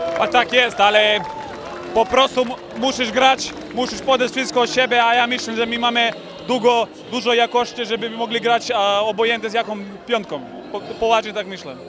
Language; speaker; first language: Polish; non-native, fluent; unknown